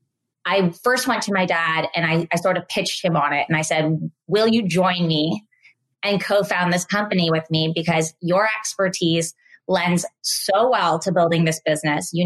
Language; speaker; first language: English; native; English